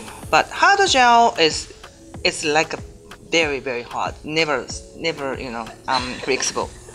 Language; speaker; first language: English; non-native, learner; Japanese